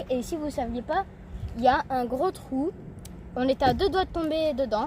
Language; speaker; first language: French; native; French